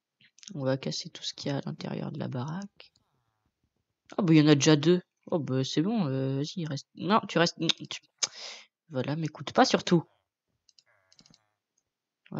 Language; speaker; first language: French; native; French